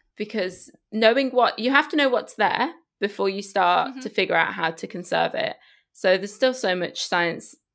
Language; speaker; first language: English; early bilingual, other home language; Spanish